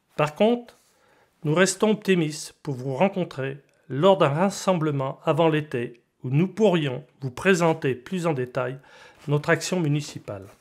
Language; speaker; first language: French; native; French